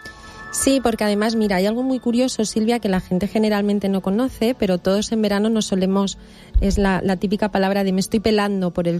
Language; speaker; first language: Spanish; native; Spanish